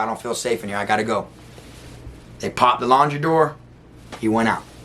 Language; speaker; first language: English; native; English